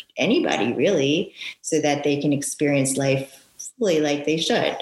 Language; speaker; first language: English; early bilingual, other home language; Japanese